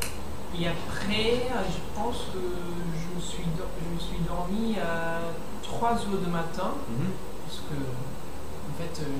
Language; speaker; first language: French; non-native, learner; English